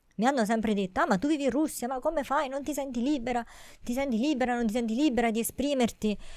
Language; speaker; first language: Italian; native; Italian